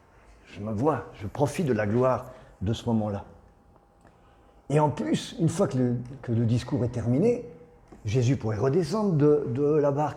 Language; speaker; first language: French; native; French